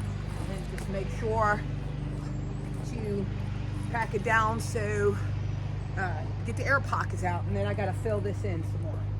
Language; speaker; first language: English; native; English